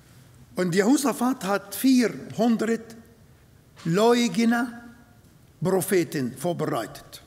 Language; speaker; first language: German; non-native, fluent; Arabic